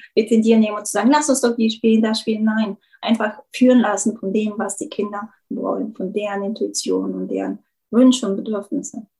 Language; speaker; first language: German; non-native, fluent; Bulgarian